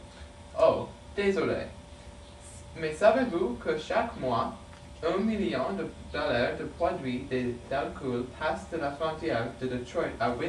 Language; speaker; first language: French; non-native, learner; English